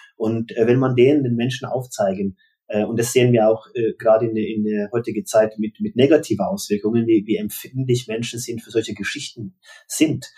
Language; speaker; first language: German; non-native, fluent; Norwegian